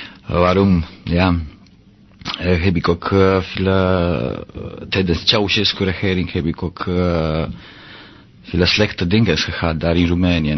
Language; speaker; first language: Dutch; non-native, learner; Romanian